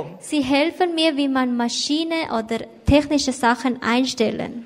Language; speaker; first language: German; non-native, learner; Thai